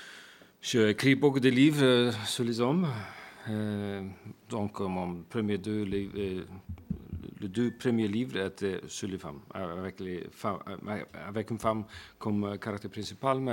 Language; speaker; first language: French; non-native, fluent; Icelandic